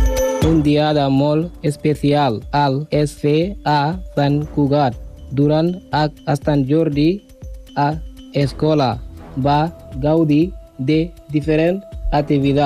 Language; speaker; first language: Catalan; non-native, learner; Spanish